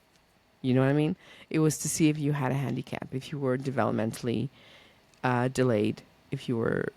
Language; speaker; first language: English; early bilingual, other home language; Spanish